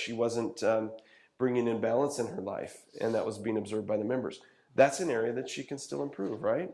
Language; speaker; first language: English; native; English